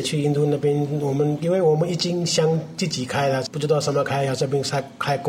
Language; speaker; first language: Chinese; non-native, learner; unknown